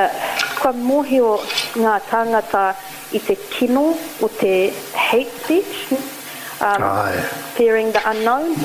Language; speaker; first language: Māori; non-native, learner; Arabic